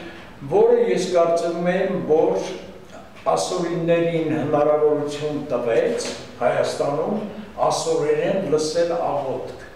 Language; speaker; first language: Armenian; non-native, local second language; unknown